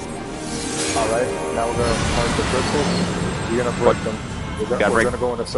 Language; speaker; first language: English; native; English